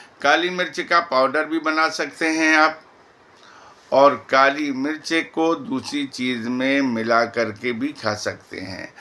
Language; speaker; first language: Urdu; native; Urdu